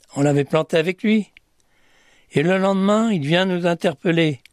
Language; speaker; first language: French; native; French